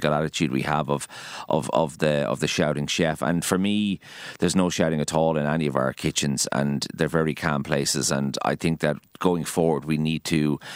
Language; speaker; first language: English; native; English